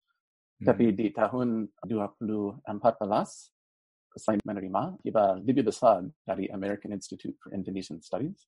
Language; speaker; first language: Indonesian; non-native, fluent; English